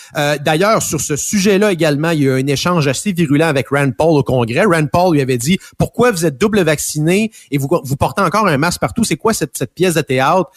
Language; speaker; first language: French; native; French